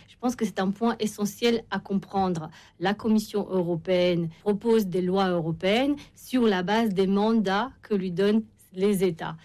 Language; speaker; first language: French; non-native, fluent; Romanian